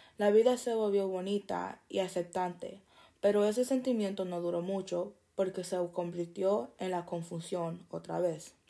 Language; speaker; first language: Spanish; early bilingual, heritage; Spanish